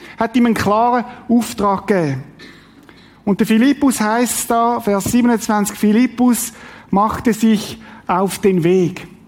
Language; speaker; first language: German; native; German